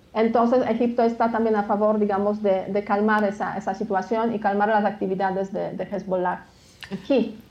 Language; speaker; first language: Spanish; non-native, fluent; Polish